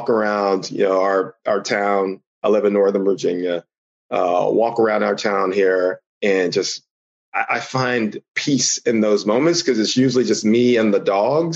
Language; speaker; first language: English; native; English